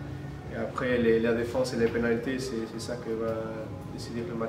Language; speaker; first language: French; non-native, fluent; Portuguese